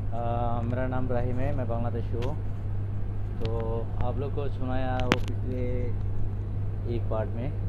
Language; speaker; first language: Hindi; non-native, learner; Bangla